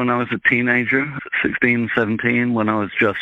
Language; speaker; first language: English; native; English